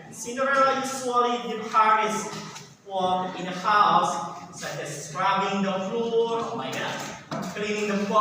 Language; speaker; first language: English; non-native, learner; Indonesian